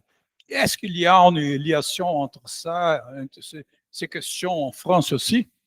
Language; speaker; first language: French; non-native, learner; Portuguese